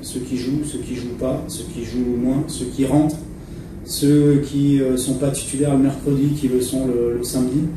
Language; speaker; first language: French; native; French